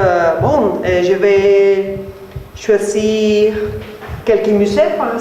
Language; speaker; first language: French; non-native, learner; Spanish